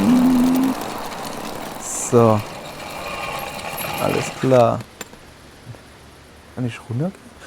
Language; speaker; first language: German; native; German